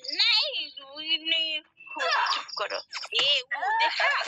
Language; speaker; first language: Hindi; non-native, learner; Bangla